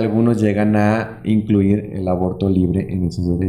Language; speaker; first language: Spanish; native; Spanish